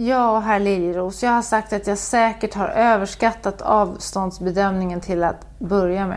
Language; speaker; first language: Swedish; native; Swedish